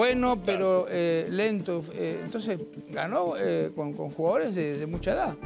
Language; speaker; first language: Spanish; native; Spanish